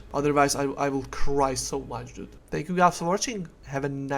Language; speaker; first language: English; non-native, fluent; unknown